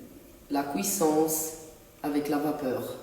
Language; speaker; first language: French; non-native, local second language; Arabic